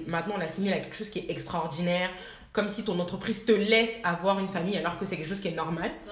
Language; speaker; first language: French; native; French